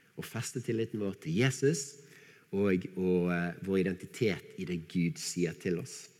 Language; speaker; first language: Norwegian; native; Norwegian